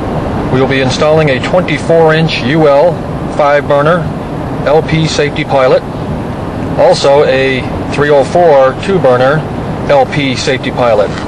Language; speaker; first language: English; native; English